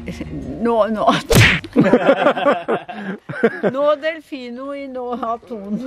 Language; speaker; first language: Spanish; non-native, learner; Norwegian